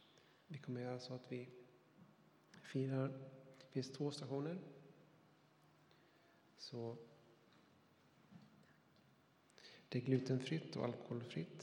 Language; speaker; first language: Swedish; native; Swedish